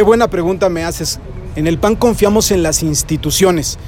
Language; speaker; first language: Spanish; native; Spanish